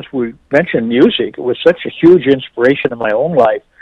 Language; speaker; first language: English; native; English